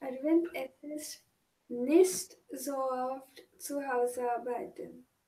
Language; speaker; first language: German; non-native, learner; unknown